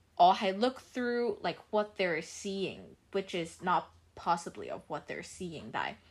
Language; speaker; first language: English; non-native, local second language; Cantonese